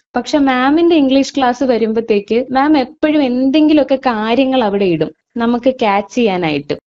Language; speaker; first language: Malayalam; early bilingual, heritage; Malayalam